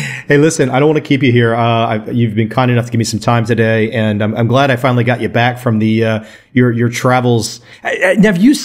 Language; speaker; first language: English; native; English